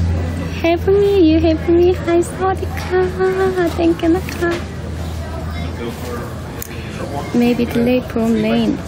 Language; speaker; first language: English; non-native, learner; Korean